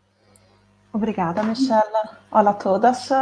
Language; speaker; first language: Portuguese; non-native, fluent; Italian